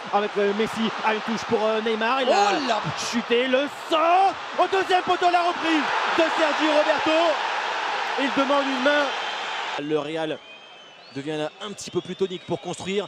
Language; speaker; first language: French; native; French